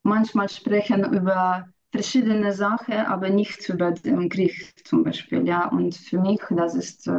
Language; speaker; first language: German; non-native, learner; Ukrainian